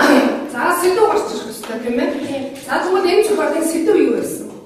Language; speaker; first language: Mongolian; native; Mongolian